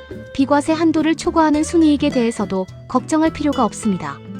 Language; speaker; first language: Korean; native; Korean